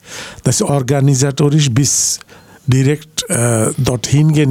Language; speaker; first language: German; non-native, fluent; Bangla